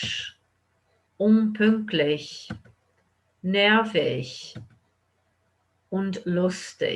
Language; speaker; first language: German; non-native, fluent; English